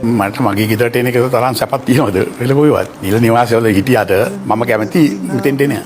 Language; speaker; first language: Sinhala; native; Sinhala